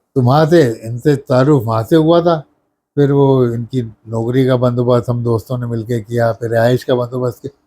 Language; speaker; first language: Urdu; native; Urdu